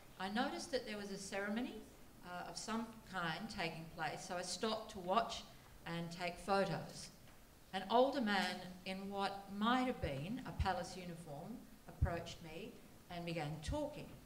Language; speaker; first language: English; native; English